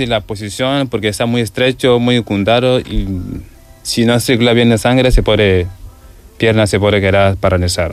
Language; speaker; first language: Spanish; non-native, learner; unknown